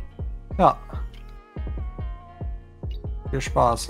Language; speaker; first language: German; native; German